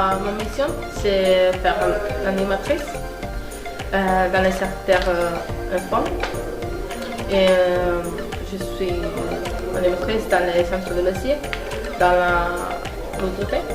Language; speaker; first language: French; non-native, learner; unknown